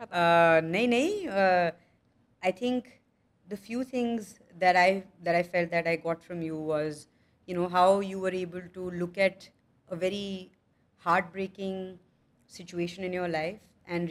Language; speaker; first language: English; non-native, local second language; Hindi